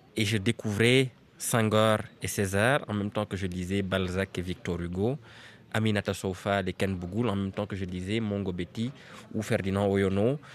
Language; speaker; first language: French; non-native, local second language; Serer